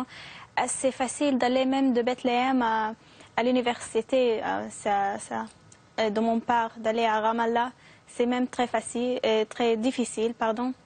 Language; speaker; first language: French; non-native, fluent; Arabic